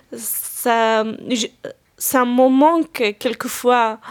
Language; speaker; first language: French; non-native, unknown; Persian